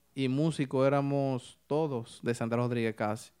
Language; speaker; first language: Spanish; native; Spanish